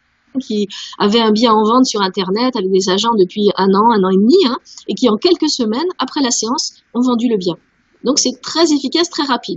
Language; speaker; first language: French; native; French